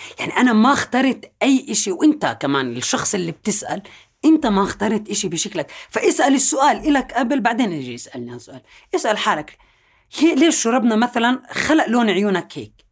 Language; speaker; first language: Arabic; native; Arabic